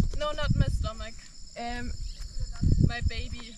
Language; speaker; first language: English; non-native, fluent; German